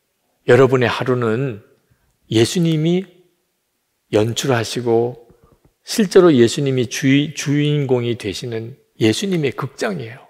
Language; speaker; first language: Korean; native; Korean